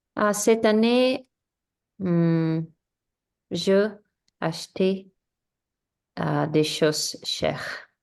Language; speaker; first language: French; non-native, learner; Spanish